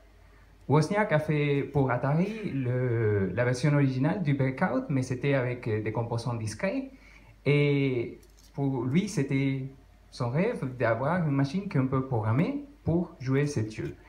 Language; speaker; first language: French; non-native, fluent; Spanish